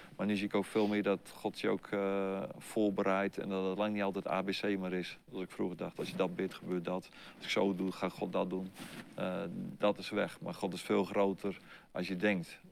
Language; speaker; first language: Dutch; native; Dutch